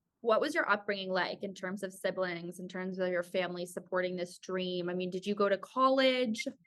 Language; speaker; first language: English; native; English